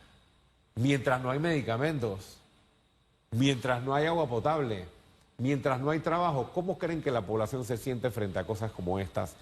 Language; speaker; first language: Spanish; native; Spanish